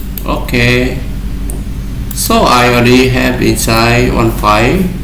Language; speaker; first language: English; non-native, learner; Vietnamese